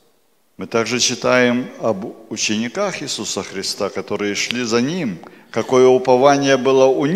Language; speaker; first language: Polish; non-native, learner; Russian